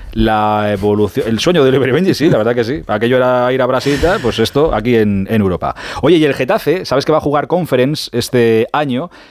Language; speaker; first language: Spanish; native; Spanish